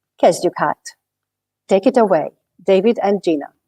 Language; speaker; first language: English; non-native, fluent; Hungarian